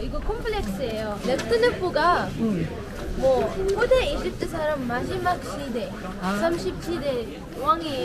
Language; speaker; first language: Korean; non-native, fluent; Arabic